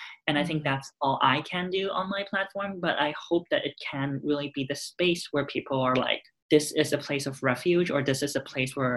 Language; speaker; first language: English; non-native, local second language; Cantonese